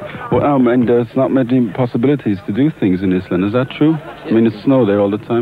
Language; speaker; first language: English; non-native, fluent; German